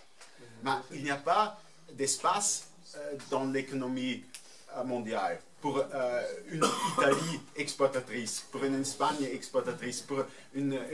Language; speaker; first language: French; non-native, fluent; German